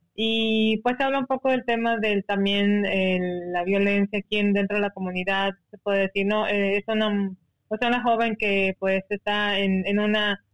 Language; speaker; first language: Spanish; non-native, local second language; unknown